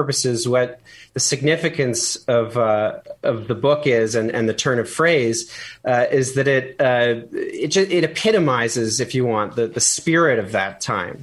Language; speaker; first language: English; native; English